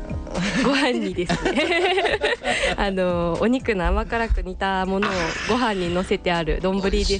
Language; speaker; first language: Japanese; native; Japanese